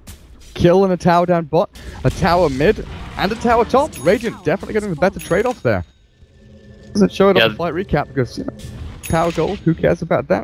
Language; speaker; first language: English; native; English